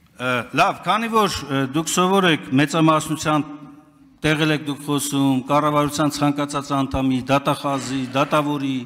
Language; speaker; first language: Armenian; native; Armenian